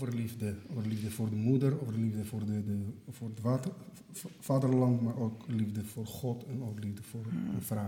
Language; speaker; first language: Dutch; non-native, fluent; Arabic